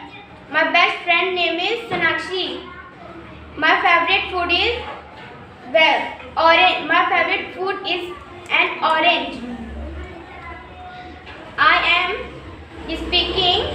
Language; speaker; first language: English; non-native, learner; Hindi